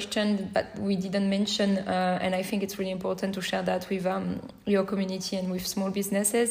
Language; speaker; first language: English; non-native, fluent; French